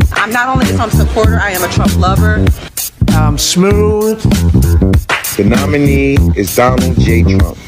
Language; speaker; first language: English; native; English